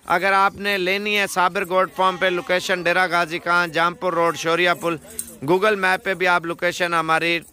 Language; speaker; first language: Urdu; non-native, local second language; Punjabi